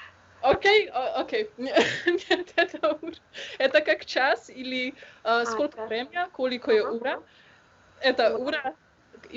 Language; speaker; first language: Russian; non-native, learner; Slovenian